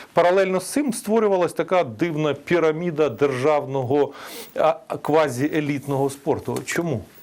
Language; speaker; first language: Ukrainian; native; Ukrainian